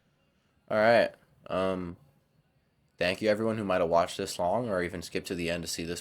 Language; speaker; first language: English; native; English